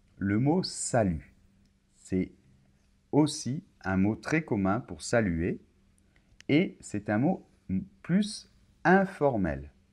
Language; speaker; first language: French; native; French